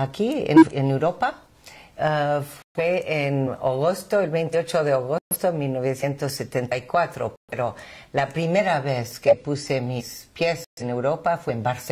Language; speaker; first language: Spanish; non-native, fluent; English